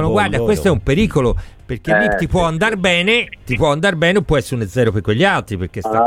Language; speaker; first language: Italian; native; Italian